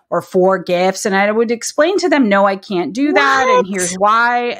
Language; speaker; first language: English; native; English